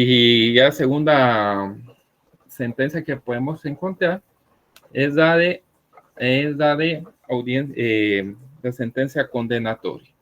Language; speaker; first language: Spanish; native; Spanish